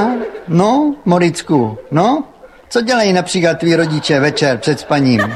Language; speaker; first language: Czech; native; Czech